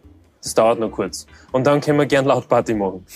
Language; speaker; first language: German; native; German